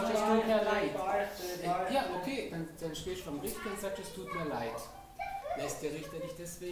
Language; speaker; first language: German; native; German